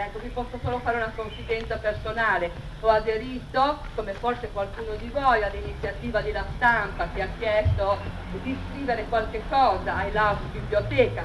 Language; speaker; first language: Italian; native; Italian